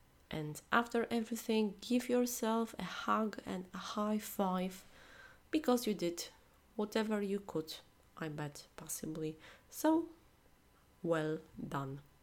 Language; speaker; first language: English; non-native, fluent; Polish